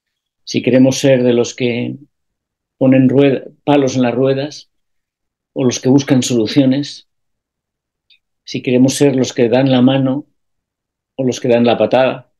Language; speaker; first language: Spanish; native; Spanish